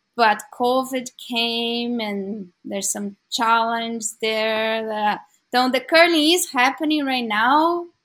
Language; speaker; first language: English; non-native, learner; Portuguese